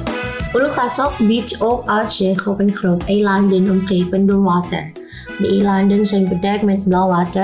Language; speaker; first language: Dutch; non-native, learner; Indonesian